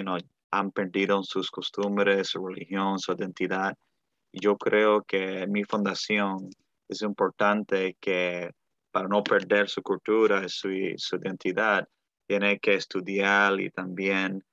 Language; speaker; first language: Spanish; early bilingual, heritage; Spanish